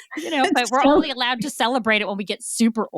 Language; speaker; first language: English; native; English